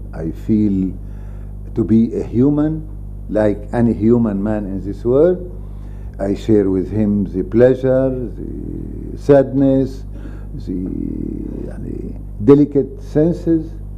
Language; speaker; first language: English; non-native, fluent; Arabic